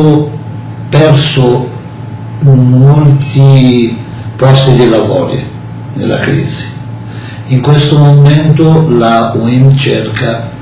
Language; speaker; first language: Italian; non-native, fluent; Portuguese